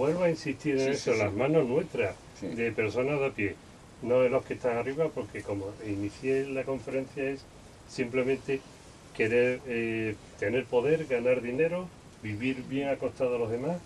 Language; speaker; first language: Spanish; native; Spanish